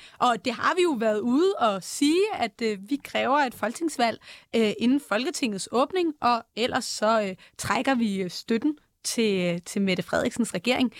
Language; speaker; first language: Danish; native; Danish